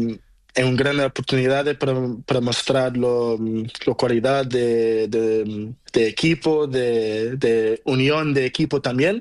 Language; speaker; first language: Spanish; non-native, learner; Portuguese